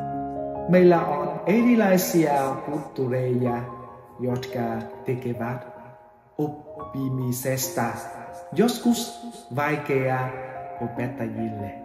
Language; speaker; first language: Finnish; non-native, learner; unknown